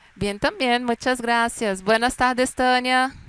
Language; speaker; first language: Spanish; non-native, fluent; Portuguese